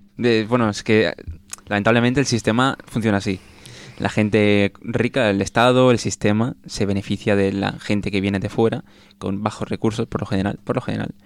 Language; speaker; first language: Spanish; early bilingual, other home language; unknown